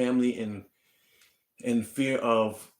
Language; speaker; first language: English; native; English